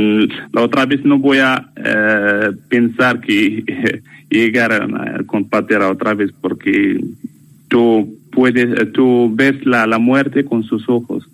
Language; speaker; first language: Spanish; non-native, learner; Arabic